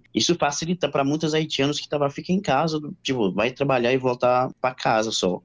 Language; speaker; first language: Portuguese; non-native, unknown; Haitian Creole